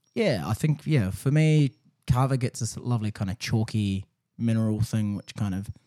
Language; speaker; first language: English; native; English